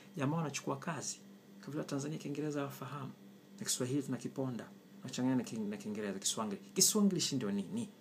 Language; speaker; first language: Swahili; non-native, local second language; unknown